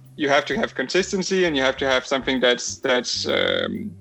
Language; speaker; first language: English; non-native, fluent; Danish